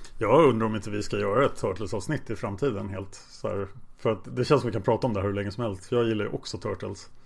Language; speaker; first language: Swedish; native; Swedish